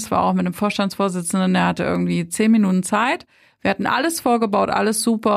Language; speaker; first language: German; native; German